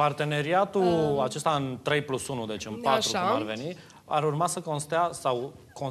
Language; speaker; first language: Romanian; native; Romanian